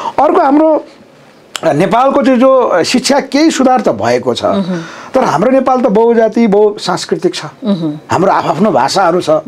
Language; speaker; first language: Nepali; native; Nepali